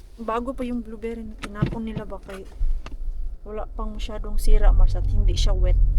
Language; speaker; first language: Filipino; non-native, local second language; Cebuano